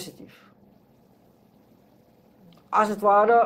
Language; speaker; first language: Dutch; non-native, local second language; Sranan Tongo